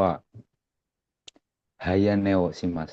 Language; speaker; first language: Japanese; non-native, learner; Indonesian